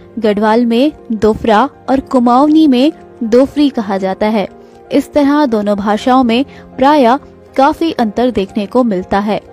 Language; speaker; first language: Hindi; native; Hindi